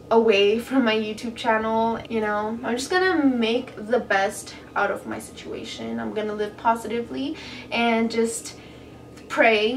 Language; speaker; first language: English; native; English